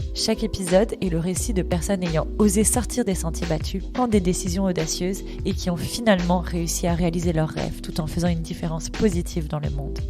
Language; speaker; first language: French; native; French